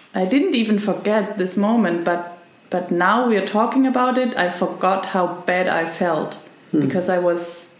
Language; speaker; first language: English; non-native, fluent; German